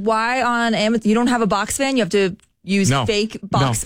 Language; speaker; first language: English; native; English